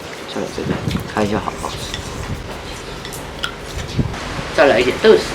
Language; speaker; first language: Chinese; native; Chinese